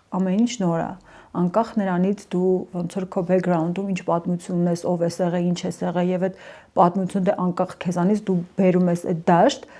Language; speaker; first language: Armenian; early bilingual, heritage; Armenian